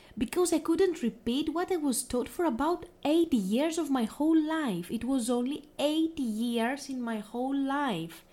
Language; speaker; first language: English; non-native, fluent; Greek